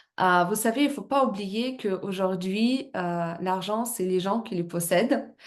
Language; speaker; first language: French; non-native, fluent; Russian